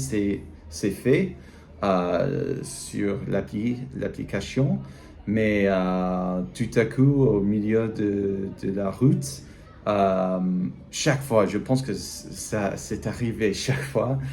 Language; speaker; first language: French; non-native, learner; English